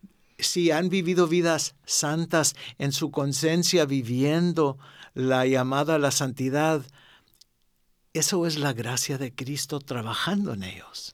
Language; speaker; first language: Spanish; early bilingual, heritage; Spanish